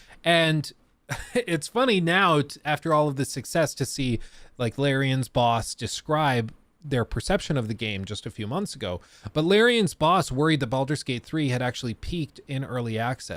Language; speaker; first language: English; native; English